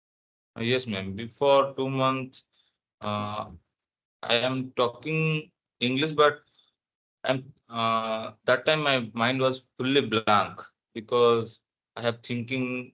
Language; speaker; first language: English; non-native, learner; Odia